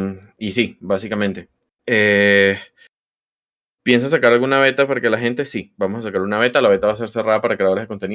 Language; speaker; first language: Spanish; native; Spanish